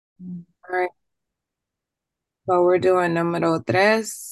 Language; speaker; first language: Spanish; non-native, learner; English